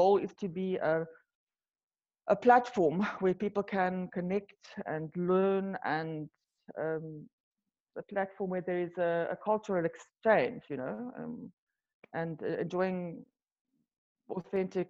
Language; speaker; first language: English; non-native, local second language; Afrikaans